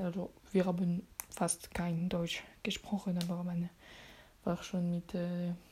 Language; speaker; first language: German; non-native, learner; French